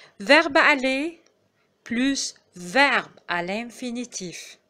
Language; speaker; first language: French; non-native, fluent; Arabic